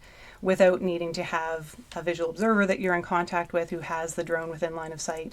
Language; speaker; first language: English; native; English